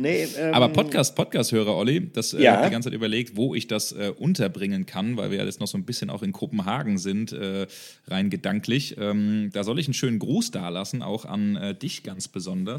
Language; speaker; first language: German; native; German